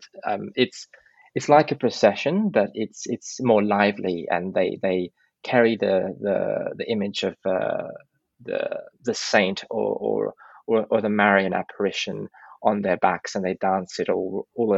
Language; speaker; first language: English; non-native, local second language; Filipino